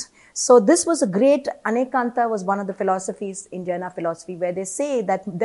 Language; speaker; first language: English; non-native, local second language; Malayalam